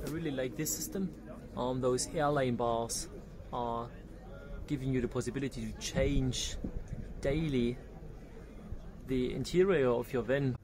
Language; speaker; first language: English; non-native, fluent; German